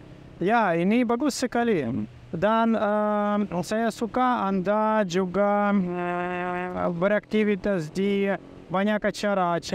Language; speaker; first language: Indonesian; non-native, learner; Russian